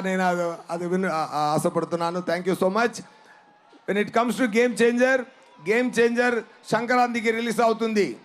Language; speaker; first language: Telugu; non-native, learner; Tamil